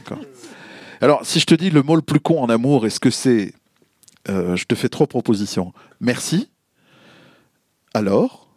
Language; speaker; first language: French; native; French